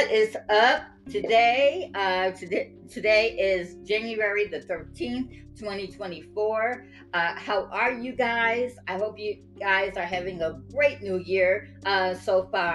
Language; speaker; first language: English; native; English